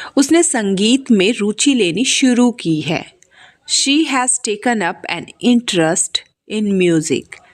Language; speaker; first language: Hindi; native; Hindi